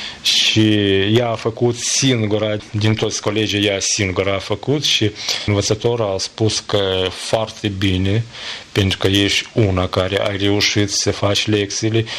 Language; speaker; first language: Romanian; non-native, learner; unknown